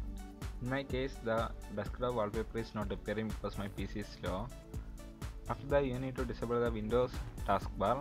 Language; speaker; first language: English; non-native, fluent; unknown